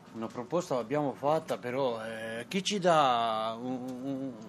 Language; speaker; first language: Italian; non-native, fluent; Serbian